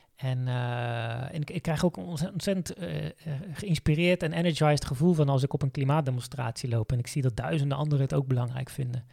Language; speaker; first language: Dutch; native; Dutch